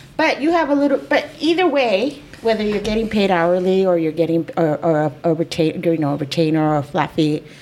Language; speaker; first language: English; early bilingual, other home language; Spanish